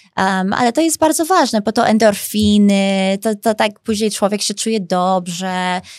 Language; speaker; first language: Polish; early bilingual, heritage; Polish